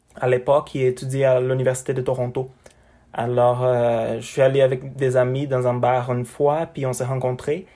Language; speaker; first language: French; non-native, fluent; Portuguese